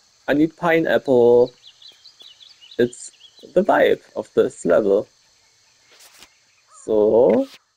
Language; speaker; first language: English; non-native, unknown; German